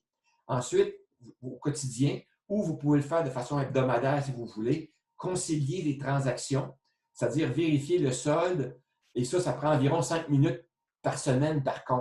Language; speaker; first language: French; native; French